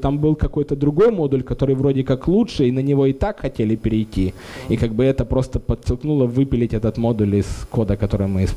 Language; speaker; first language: Russian; native; Russian